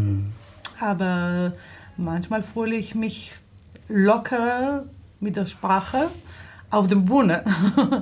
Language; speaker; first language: German; non-native, fluent; Hebrew